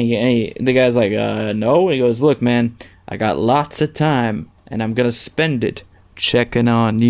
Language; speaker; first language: English; native; English